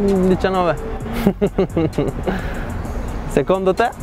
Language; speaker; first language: Italian; non-native, learner; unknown